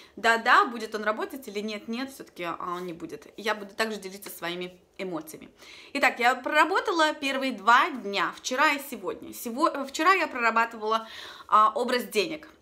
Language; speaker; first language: Russian; native; Russian